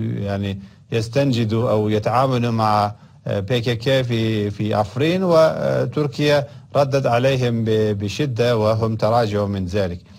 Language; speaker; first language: Arabic; non-native, fluent; Turkish